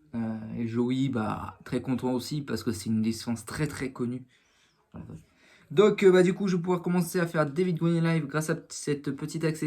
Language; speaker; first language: French; native; French